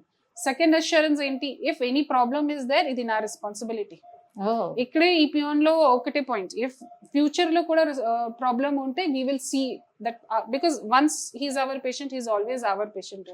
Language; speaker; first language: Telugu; non-native, fluent; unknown